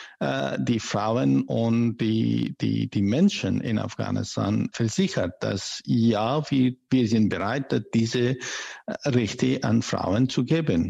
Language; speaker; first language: German; non-native, learner; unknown